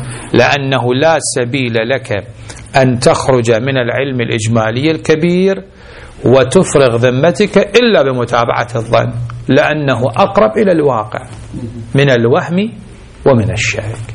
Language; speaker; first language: Arabic; native; Arabic